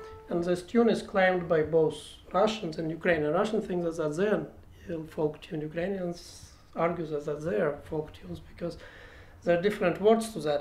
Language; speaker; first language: English; non-native, fluent; Ukrainian